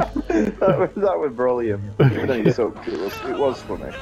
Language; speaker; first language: English; native; English